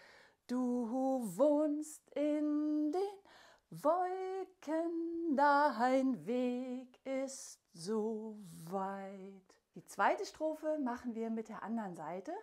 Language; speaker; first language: German; native; German